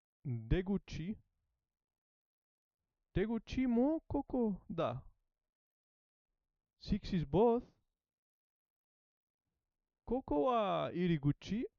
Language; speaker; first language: Japanese; non-native, learner; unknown